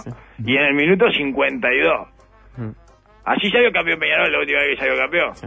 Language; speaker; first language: Spanish; native; Spanish